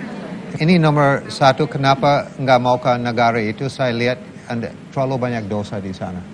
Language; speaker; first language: Indonesian; non-native, learner; English